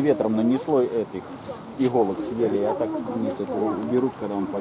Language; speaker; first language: Russian; native; Russian